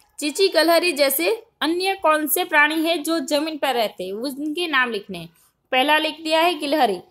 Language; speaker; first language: Hindi; non-native, local second language; Gujarati